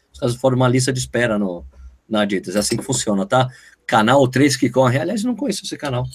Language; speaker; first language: Portuguese; native; Portuguese